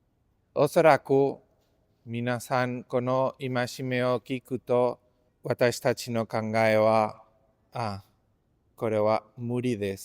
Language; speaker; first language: Japanese; non-native, fluent; Spanish